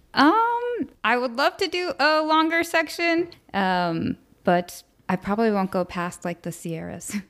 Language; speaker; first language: English; native; English